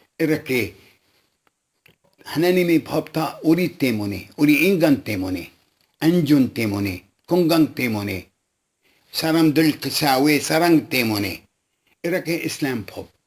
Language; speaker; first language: Korean; non-native, local second language; Arabic